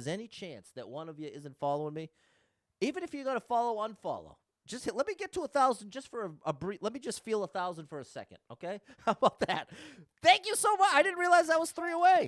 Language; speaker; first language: English; native; English